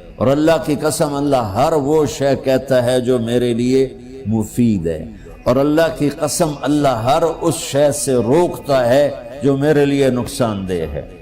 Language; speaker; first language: Urdu; non-native, local second language; Punjabi